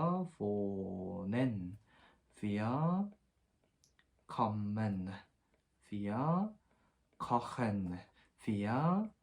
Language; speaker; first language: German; non-native, fluent; Korean